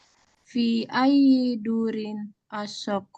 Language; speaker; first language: Arabic; non-native, learner; Indonesian